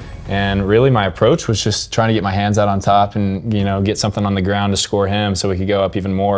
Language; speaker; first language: English; native; English